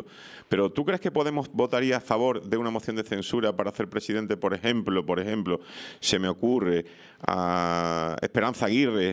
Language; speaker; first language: Spanish; native; Spanish